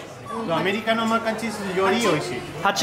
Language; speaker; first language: Japanese; non-native, learner; Spanish